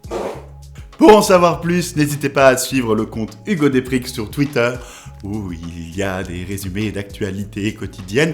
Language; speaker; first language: French; native; French